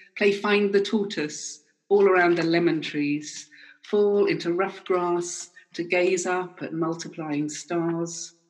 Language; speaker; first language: English; native; English